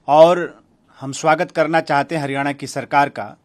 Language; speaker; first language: Hindi; native; Hindi